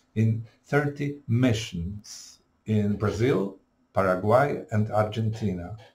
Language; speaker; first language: English; non-native, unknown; Polish